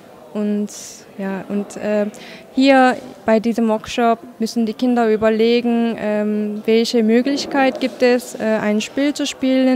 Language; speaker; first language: German; non-native, fluent; Korean